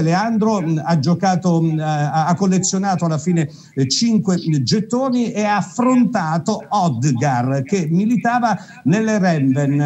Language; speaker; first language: Italian; native; Italian